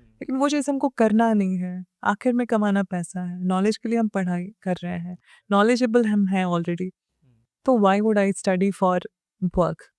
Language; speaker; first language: Hindi; early bilingual, heritage; Hindi